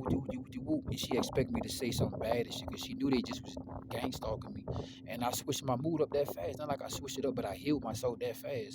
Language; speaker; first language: English; native; English